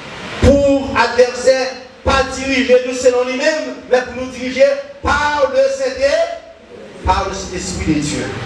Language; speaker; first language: French; non-native, learner; Haitian Creole